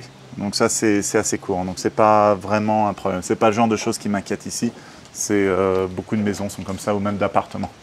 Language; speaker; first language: French; native; French